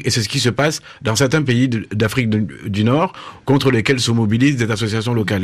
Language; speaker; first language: French; native; French